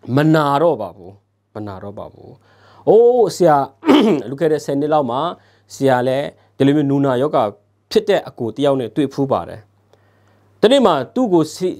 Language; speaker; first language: Burmese; non-native, local second language; S'gaw Karen